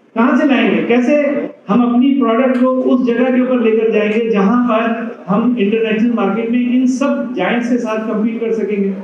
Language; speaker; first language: Urdu; native; Urdu